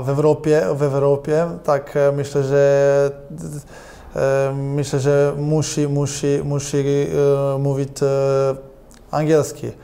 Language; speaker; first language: Polish; non-native, learner; Croatian